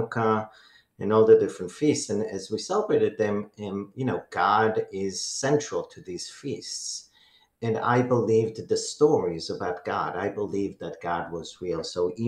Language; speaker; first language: English; non-native, fluent; Hebrew